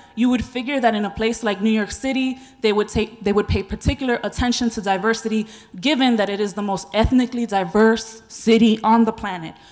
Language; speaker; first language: English; native; English